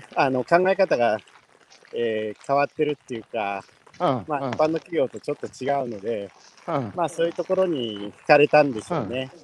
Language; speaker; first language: Japanese; native; Japanese